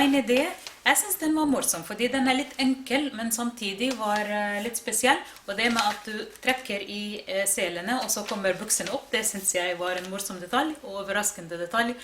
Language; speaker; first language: Norwegian; non-native, fluent; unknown